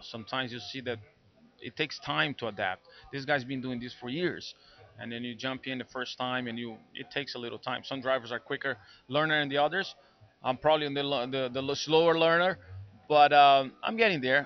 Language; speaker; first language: English; non-native, fluent; Portuguese